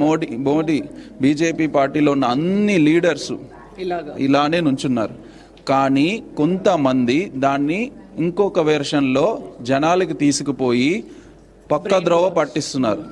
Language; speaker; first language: Telugu; native; Telugu